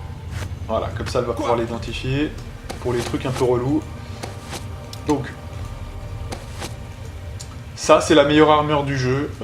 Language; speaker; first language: French; native; French